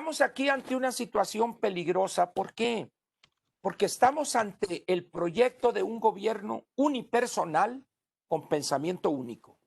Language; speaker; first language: Spanish; native; Spanish